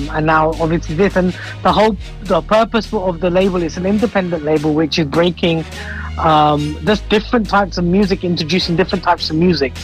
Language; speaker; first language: English; native; English